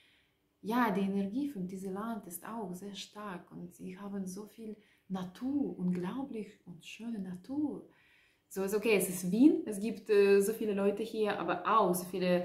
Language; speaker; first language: German; non-native, learner; Russian